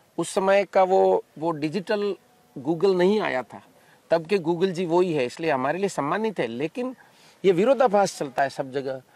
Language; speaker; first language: Hindi; native; Hindi